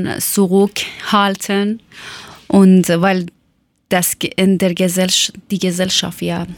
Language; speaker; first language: German; non-native, learner; Persian